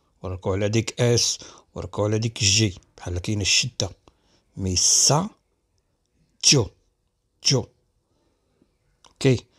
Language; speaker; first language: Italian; non-native, learner; Arabic